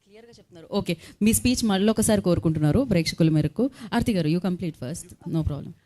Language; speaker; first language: Telugu; native; Telugu